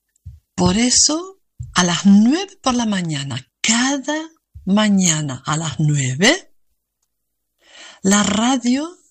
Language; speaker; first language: Spanish; non-native, learner; German